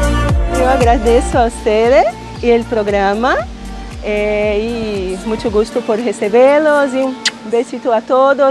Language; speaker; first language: Spanish; non-native, learner; Portuguese